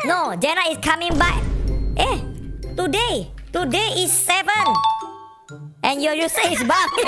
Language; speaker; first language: English; non-native, learner; Indonesian